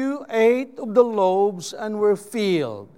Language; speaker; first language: English; non-native, local second language; Cebuano